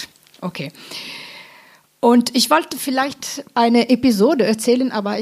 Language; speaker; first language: German; non-native, fluent; Italian